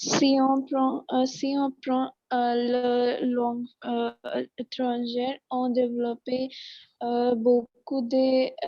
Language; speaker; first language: French; non-native, learner; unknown